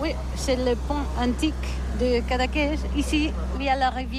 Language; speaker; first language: French; non-native, learner; Catalan